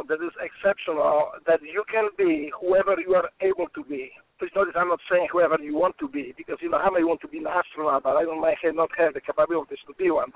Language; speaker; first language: English; non-native, fluent; Polish